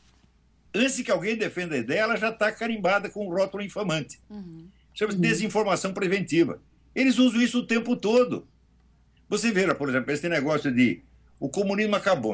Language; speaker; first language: Portuguese; native; Portuguese